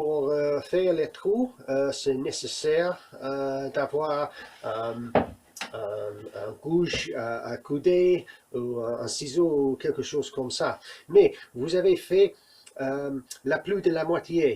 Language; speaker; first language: French; non-native, learner; English